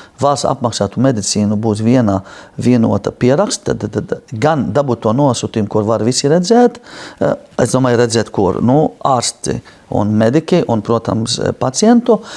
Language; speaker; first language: Latvian; non-native, fluent; Arabic